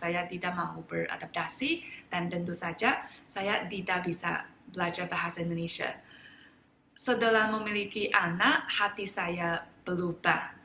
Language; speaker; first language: Indonesian; non-native, fluent; Chinese